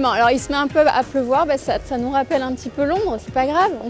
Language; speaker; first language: French; native; French